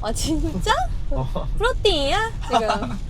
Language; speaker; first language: Korean; non-native, learner; Japanese